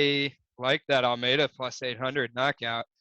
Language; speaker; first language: English; native; English